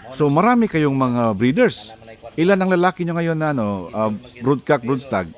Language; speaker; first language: Filipino; non-native, local second language; Cebuano